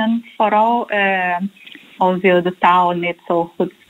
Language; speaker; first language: Dutch; non-native, learner; Portuguese